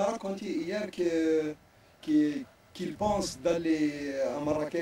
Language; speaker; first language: French; non-native, local second language; Arabic